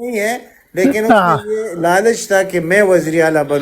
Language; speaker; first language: Urdu; native; Urdu